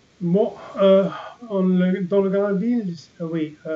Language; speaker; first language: French; non-native, learner; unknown